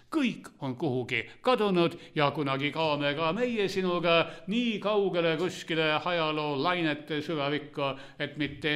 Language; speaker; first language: Estonian; non-native, local second language; Russian